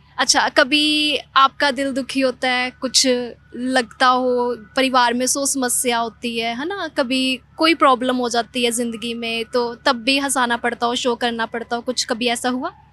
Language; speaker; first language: Hindi; non-native, local second language; Punjabi